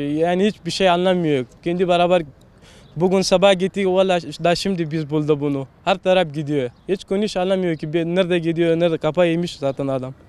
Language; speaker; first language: Turkish; non-native, learner; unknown